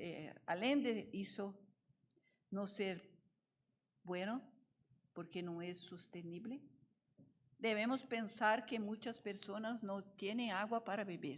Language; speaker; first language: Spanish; non-native, learner; Portuguese